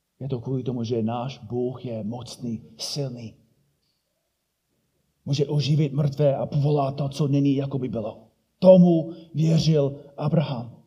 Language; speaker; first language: Czech; non-native, fluent; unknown